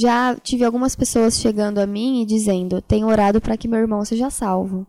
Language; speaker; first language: Portuguese; native; Portuguese